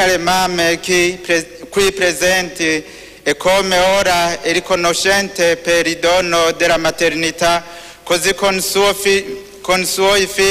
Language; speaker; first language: Italian; non-native, learner; Rundi